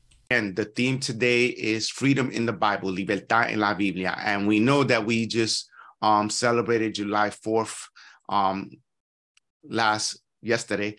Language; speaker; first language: English; native; English